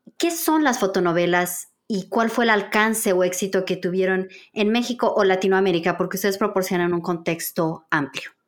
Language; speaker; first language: Spanish; native; Spanish